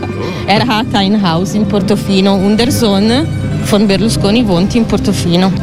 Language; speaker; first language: German; non-native, learner; Italian